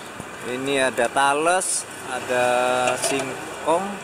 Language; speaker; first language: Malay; non-native, local second language; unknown